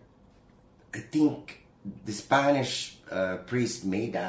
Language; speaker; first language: English; non-native, local second language; Filipino